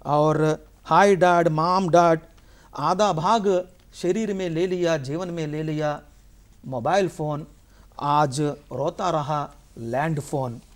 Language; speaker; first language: Hindi; non-native, local second language; Telugu